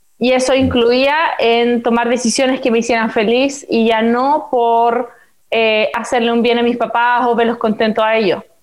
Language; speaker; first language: Spanish; native; Spanish